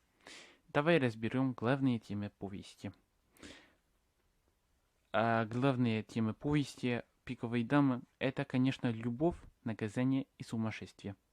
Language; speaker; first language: Russian; non-native, learner; English